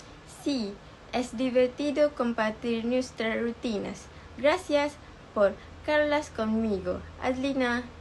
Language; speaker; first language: Spanish; non-native, learner; Malay